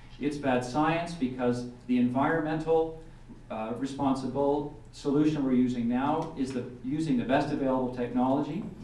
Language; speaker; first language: English; native; English